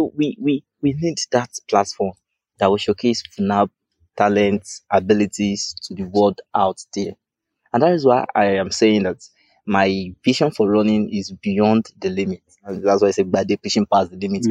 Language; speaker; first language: English; non-native, local second language; Yoruba